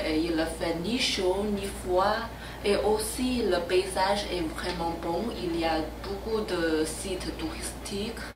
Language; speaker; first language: French; non-native, learner; Chinese